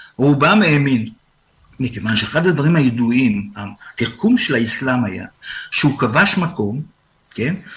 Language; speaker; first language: Hebrew; native; Hebrew